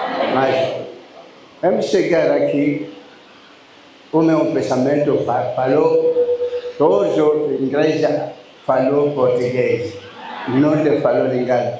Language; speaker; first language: Portuguese; non-native, learner; Lingala